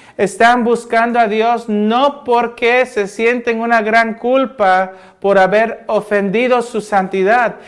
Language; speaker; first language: Spanish; early bilingual, heritage; Spanish